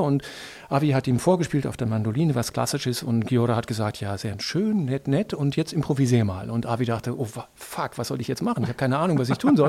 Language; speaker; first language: German; native; German